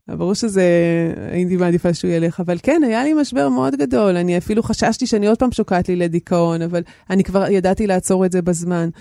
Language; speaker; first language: Hebrew; native; Hebrew